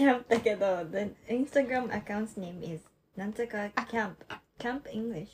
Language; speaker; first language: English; non-native, fluent; Japanese